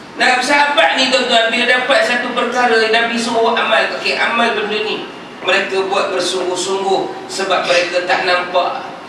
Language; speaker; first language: Malay; native; Malay